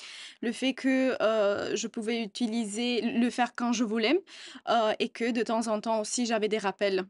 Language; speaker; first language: French; non-native, fluent; Italian